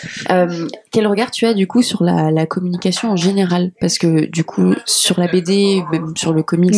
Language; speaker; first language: French; native; French